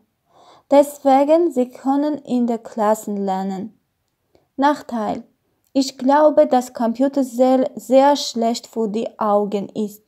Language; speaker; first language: German; non-native, learner; Armenian